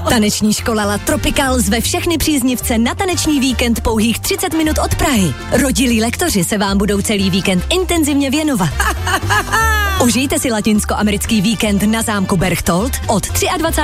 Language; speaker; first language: Czech; native; Czech